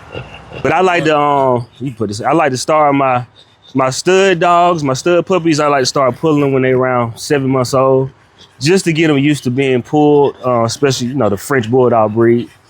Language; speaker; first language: English; native; English